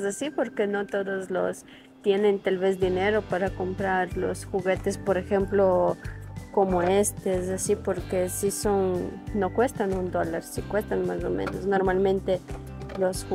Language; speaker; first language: Spanish; non-native, fluent; Ukrainian